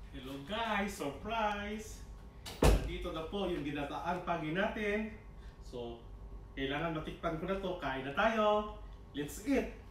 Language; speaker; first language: Filipino; non-native, local second language; Hiligaynon